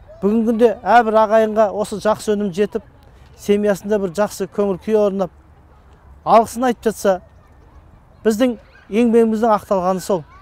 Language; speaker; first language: Kazakh; early bilingual, heritage; Kazakh